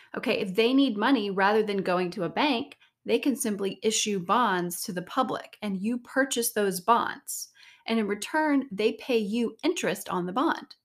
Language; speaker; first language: English; native; English